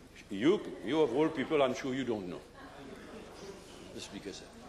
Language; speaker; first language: English; non-native, local second language; French